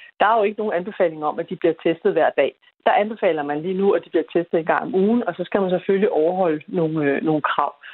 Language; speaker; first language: Danish; native; Danish